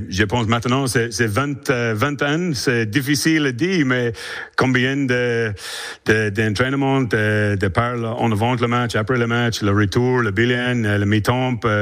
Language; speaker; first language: French; non-native, learner; English